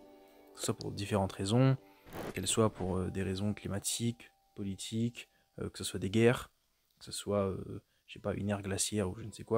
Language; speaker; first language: French; native; French